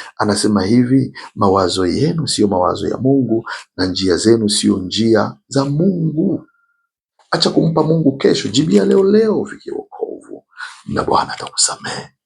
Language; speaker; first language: Swahili; native; Swahili